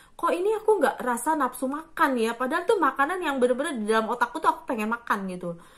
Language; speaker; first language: Indonesian; native; Indonesian